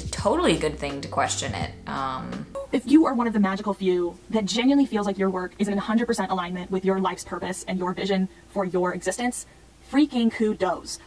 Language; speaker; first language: English; native; English